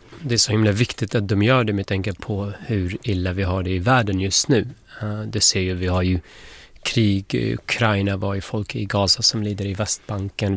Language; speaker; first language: Swedish; non-native, fluent; Arabic